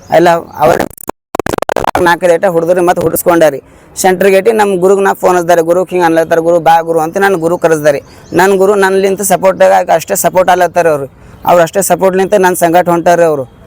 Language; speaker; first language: Kannada; native; Kannada